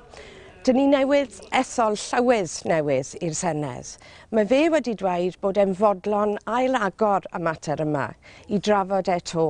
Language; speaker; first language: Welsh; non-native, local second language; English